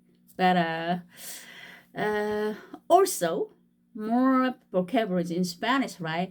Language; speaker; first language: English; non-native, fluent; Korean